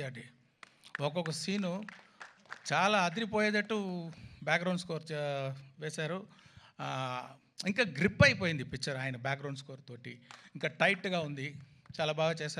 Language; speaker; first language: Telugu; non-native, fluent; Tamil